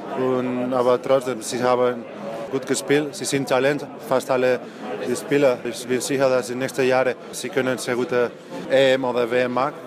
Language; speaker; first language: German; non-native, learner; Spanish